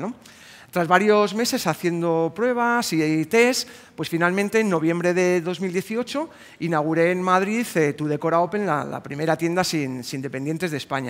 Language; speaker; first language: Spanish; native; Spanish